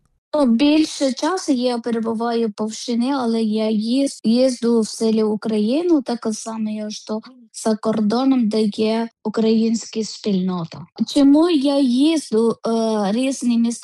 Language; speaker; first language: Ukrainian; non-native, learner; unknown